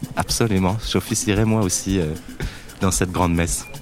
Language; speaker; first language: French; native; French